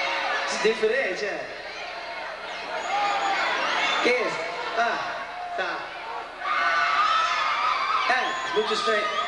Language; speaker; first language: Portuguese; non-native, learner; English